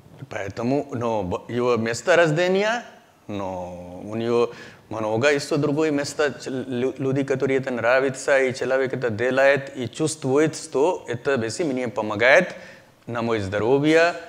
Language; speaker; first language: Russian; non-native, learner; Hindi